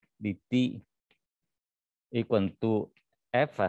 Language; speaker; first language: English; non-native, learner; Vietnamese